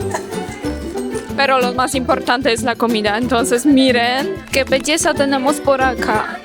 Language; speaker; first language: Spanish; non-native, fluent; Polish